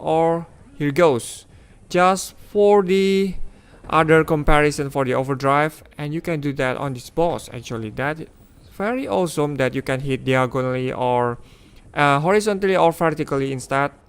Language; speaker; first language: English; non-native, fluent; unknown